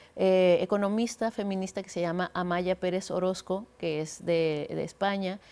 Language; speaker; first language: Spanish; native; Spanish